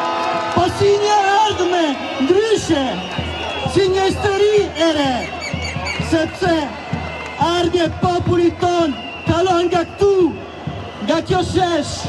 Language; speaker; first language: Albanian; early bilingual, heritage; Italian